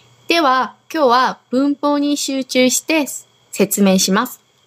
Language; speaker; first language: Japanese; non-native, fluent; Korean